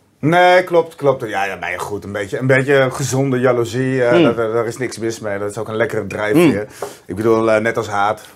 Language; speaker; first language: Dutch; native; Dutch